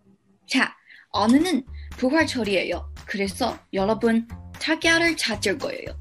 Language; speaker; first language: Korean; non-native, learner; English